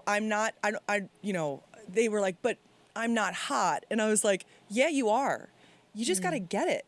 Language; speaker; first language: English; native; English